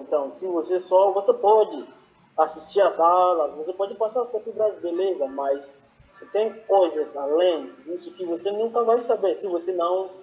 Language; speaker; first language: Portuguese; non-native, fluent; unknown